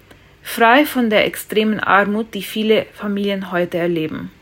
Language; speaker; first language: German; non-native, fluent; Spanish